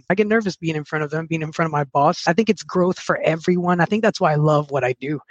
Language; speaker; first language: English; early bilingual, other home language; Spanish